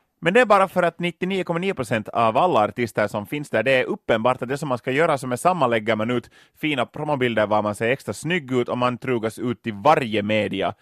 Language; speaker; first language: Swedish; native; Swedish